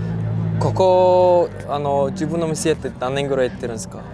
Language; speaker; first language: Japanese; non-native, fluent; Mongolian